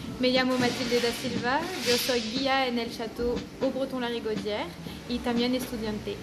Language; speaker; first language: Spanish; non-native, fluent; French